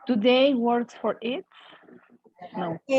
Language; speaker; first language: English; non-native, learner; Spanish